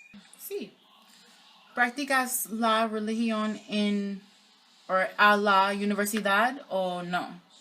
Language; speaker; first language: Spanish; non-native, learner; English